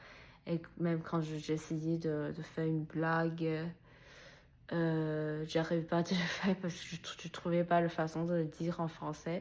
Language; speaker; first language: French; non-native, learner; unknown